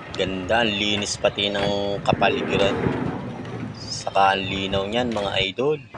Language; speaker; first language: Filipino; native; Filipino